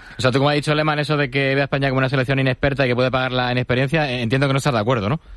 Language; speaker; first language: Spanish; native; Spanish